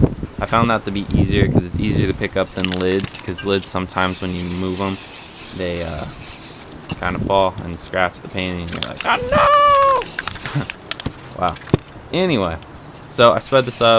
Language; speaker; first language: English; native; English